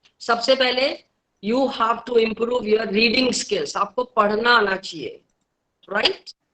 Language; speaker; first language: Hindi; native; Hindi